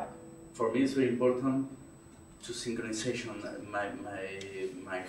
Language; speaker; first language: English; non-native, learner; Spanish